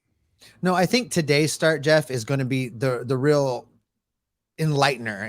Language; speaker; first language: English; native; English